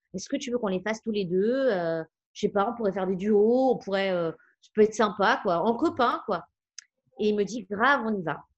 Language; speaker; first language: French; native; French